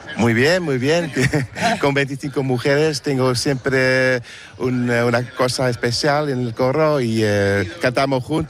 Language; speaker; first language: Spanish; non-native, fluent; Dutch